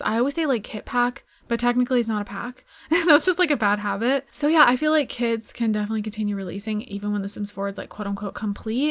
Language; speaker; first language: English; native; English